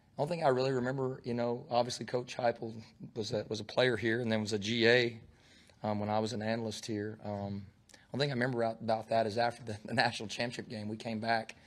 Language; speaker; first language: English; native; English